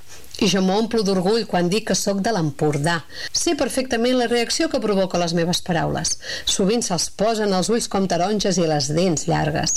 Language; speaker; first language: Catalan; native; Catalan